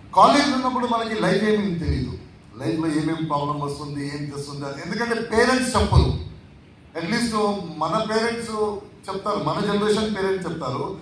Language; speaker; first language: Telugu; non-native, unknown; Tulu